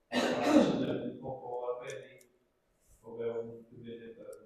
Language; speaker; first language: Welsh; native; Welsh